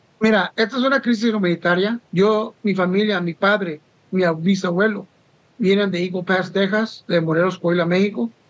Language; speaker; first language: Spanish; early bilingual, heritage; Spanish